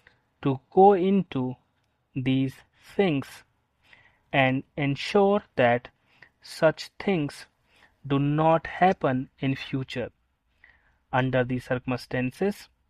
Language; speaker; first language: English; non-native, local second language; Hindi